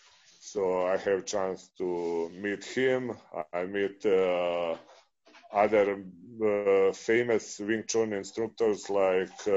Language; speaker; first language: English; non-native, fluent; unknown